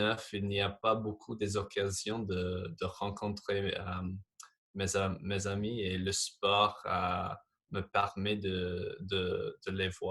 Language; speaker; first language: French; non-native, fluent; English